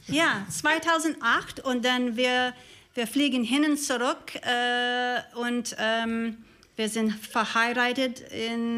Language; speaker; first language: German; non-native, learner; English